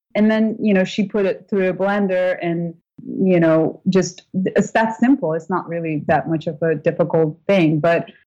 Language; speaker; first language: English; non-native, fluent; Turkish